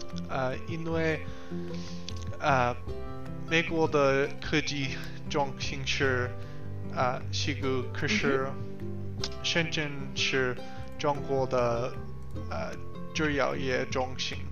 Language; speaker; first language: Chinese; non-native, learner; English